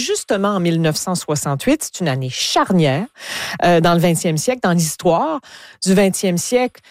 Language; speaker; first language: French; native; French